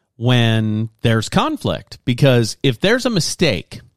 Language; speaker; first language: English; native; English